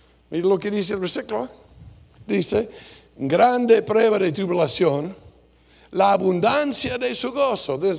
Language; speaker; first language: Spanish; non-native, fluent; English